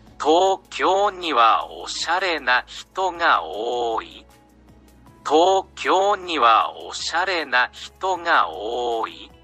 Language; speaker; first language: Japanese; non-native, learner; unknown